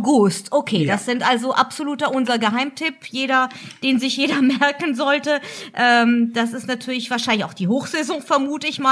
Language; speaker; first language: German; native; German